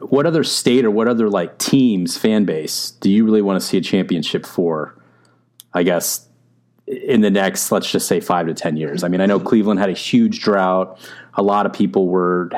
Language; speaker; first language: English; native; English